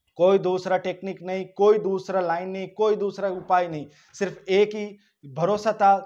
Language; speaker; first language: Hindi; native; Hindi